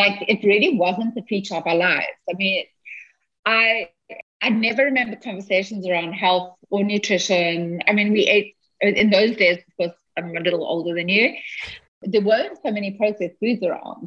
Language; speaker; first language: English; native; English